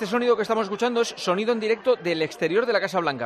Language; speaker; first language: Spanish; native; Spanish